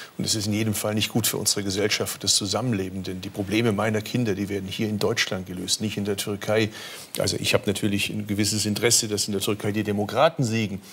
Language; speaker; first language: German; early bilingual, other home language; Turkish